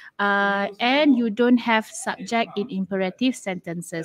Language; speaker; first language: English; non-native, local second language; Malay